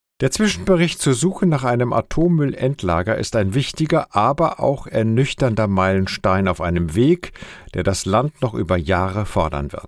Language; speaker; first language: German; native; German